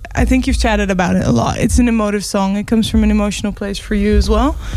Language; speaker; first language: English; non-native, fluent; Dutch